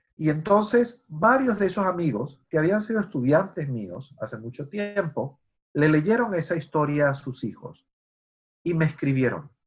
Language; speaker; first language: Spanish; native; Spanish